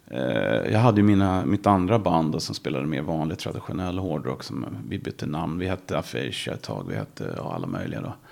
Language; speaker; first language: Swedish; native; Swedish